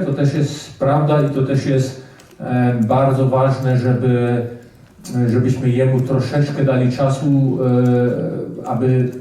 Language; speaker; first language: Polish; early bilingual, heritage; Polish